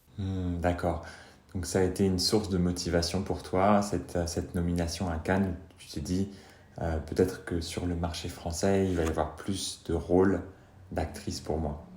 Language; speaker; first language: French; native; French